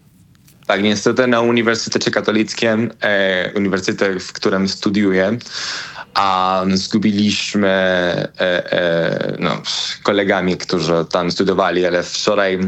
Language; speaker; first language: Polish; non-native, learner; Spanish